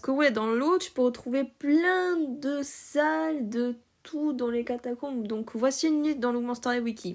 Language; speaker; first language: French; native; French